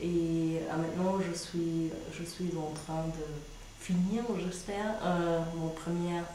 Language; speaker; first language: French; non-native, fluent; German